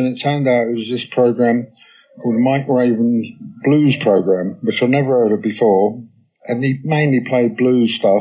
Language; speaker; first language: English; native; English